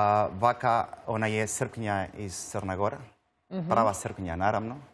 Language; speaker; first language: Serbian; non-native, learner; Spanish